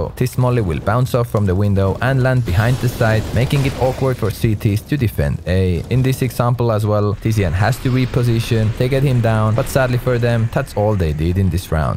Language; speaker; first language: English; non-native, fluent; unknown